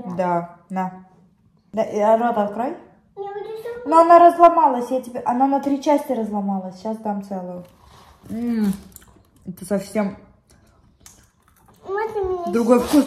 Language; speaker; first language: Russian; native; Russian